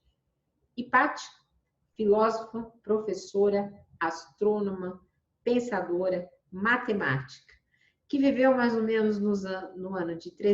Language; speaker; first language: Portuguese; native; Portuguese